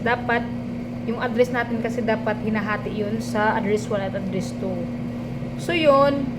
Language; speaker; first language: Filipino; non-native, local second language; Cebuano